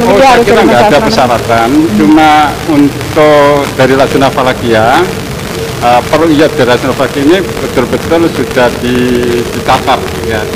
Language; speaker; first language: Indonesian; native; Indonesian